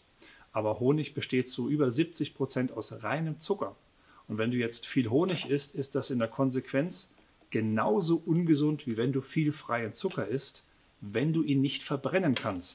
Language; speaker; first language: German; native; German